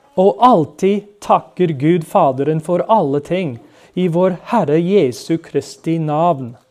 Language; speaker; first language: Norwegian; non-native, fluent; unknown